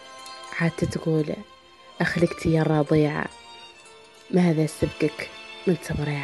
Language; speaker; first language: Arabic; native; Arabic